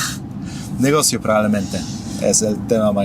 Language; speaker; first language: Spanish; non-native, fluent; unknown